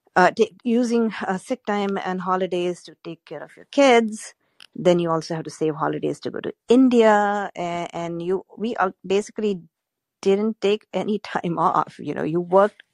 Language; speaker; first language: English; non-native, local second language; Gujarati